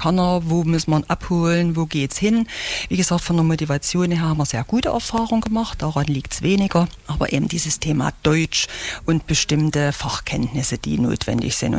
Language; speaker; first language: German; native; German